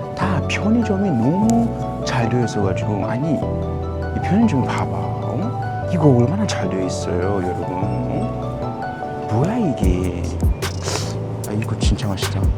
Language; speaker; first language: Korean; non-native, fluent; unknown